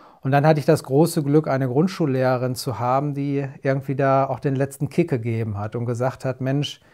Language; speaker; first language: German; native; German